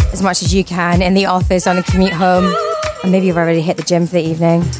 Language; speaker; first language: English; native; English